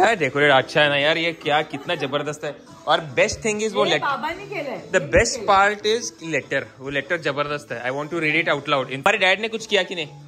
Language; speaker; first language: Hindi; non-native, local second language; Marathi